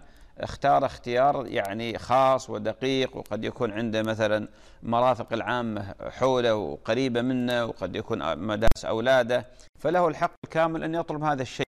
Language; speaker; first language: Arabic; native; Arabic